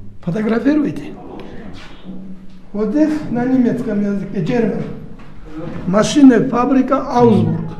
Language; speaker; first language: Russian; non-native, local second language; Georgian